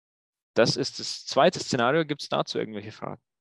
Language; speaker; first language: German; native; German